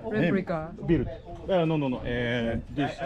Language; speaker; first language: English; non-native, learner; Japanese